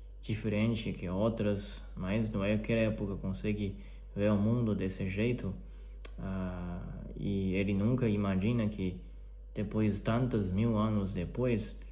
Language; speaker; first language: Portuguese; non-native, learner; Chinese